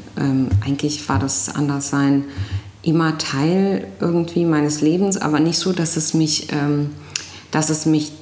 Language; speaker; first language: German; early bilingual, other home language; Arabic